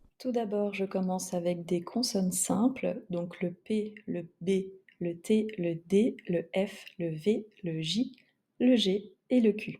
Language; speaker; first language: French; native; French